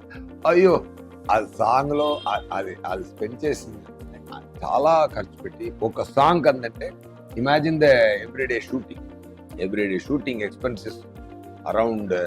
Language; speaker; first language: Telugu; non-native, fluent; Tamil